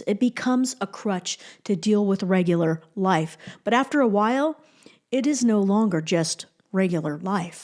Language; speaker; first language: English; native; English